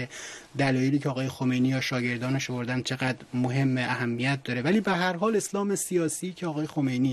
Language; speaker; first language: Persian; native; Persian